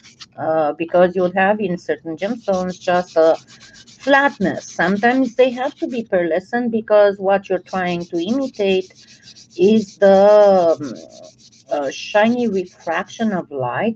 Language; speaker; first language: English; non-native, fluent; French